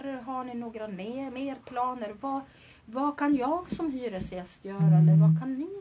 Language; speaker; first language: Swedish; native; Swedish